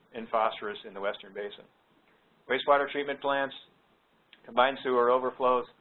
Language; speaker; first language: English; native; English